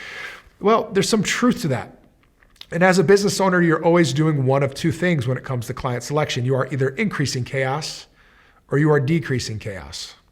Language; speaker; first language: English; native; English